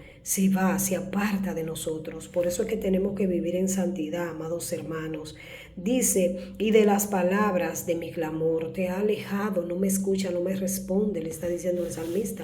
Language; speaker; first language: Spanish; native; Spanish